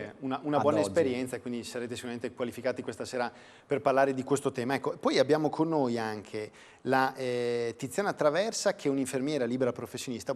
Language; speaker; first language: Italian; native; Italian